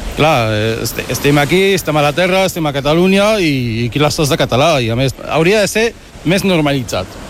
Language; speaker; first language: Catalan; early bilingual, other home language; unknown